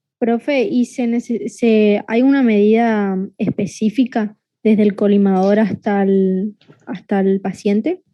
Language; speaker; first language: Spanish; native; Spanish